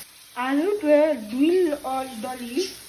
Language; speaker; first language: French; non-native, learner; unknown